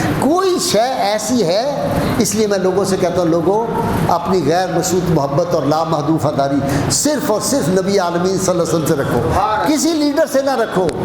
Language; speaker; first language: Urdu; non-native, local second language; Punjabi